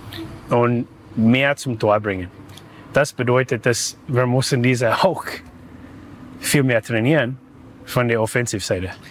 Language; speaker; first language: German; non-native, learner; English